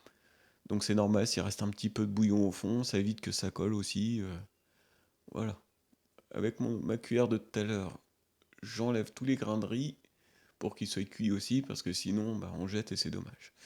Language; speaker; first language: French; native; French